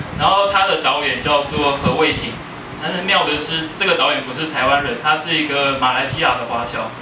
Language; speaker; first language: Chinese; native; Chinese